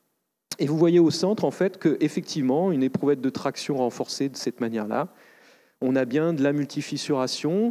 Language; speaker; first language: French; native; French